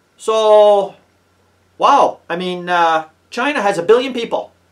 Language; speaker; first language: English; native; English